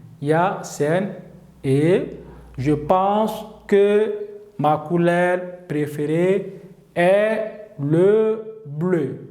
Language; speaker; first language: French; non-native, learner; Turkish